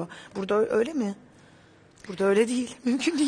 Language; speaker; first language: Turkish; native; Turkish